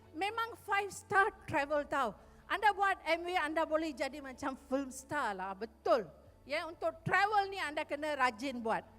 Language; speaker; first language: Malay; non-native, local second language; Tamil